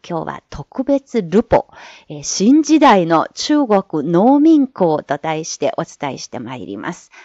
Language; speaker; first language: Japanese; non-native, fluent; Chinese